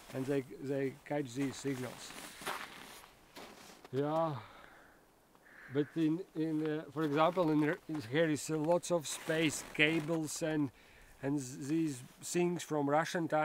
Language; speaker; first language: English; non-native, learner; Latvian